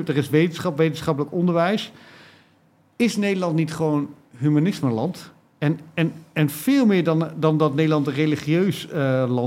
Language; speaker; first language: Dutch; native; Dutch